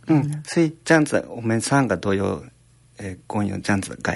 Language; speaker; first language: Chinese; non-native, fluent; Japanese